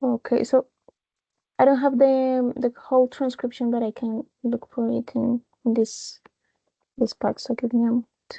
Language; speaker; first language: English; non-native, fluent; Spanish